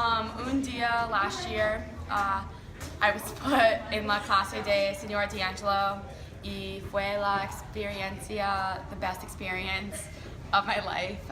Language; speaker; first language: Spanish; non-native, learner; English